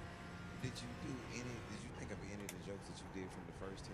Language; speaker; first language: English; native; English